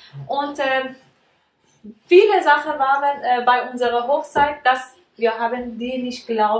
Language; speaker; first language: German; non-native, learner; Persian